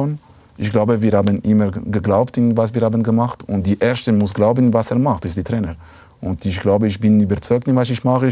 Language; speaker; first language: German; non-native, fluent; Italian